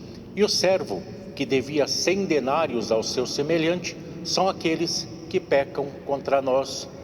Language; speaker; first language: Portuguese; native; Portuguese